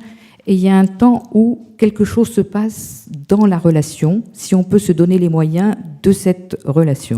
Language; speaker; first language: French; native; French